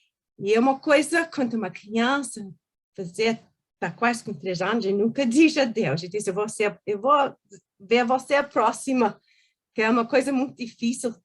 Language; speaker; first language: Portuguese; early bilingual, heritage; Portuguese